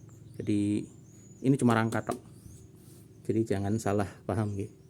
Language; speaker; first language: Indonesian; native; Indonesian